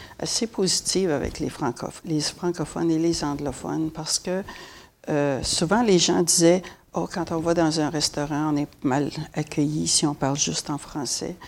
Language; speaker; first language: French; native; French